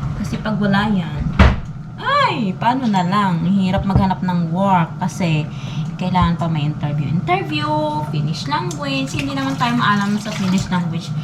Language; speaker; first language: Filipino; non-native, local second language; Hiligaynon